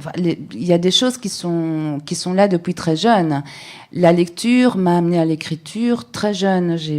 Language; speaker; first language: French; early bilingual, other home language; Rundi